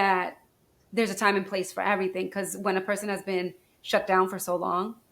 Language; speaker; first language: English; native; English